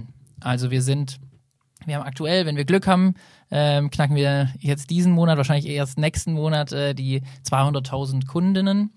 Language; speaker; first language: German; native; German